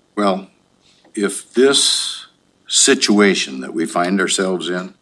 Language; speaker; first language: English; native; English